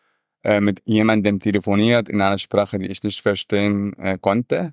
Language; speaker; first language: German; non-native, fluent; Arabic